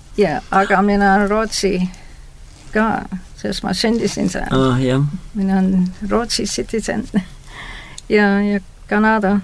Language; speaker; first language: Estonian; early bilingual, heritage; Estonian